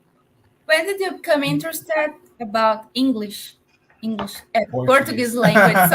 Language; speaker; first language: English; non-native, learner; Portuguese